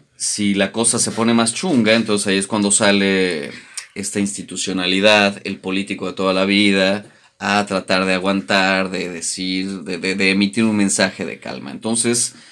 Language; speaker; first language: Spanish; native; Spanish